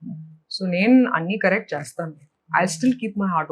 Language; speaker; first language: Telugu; non-native, fluent; Hindi